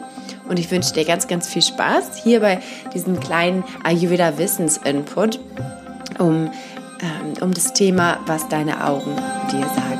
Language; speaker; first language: German; native; German